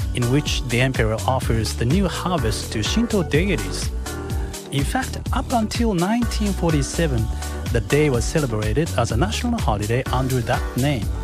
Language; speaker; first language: English; non-native, fluent; Japanese